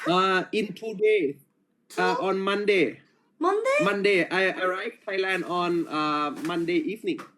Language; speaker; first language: English; non-native, learner; Thai